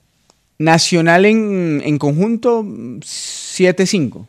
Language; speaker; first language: Spanish; native; Spanish